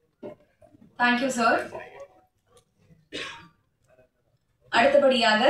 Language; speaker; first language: Tamil; native; Tamil